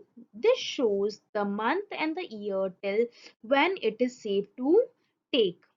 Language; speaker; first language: English; non-native, local second language; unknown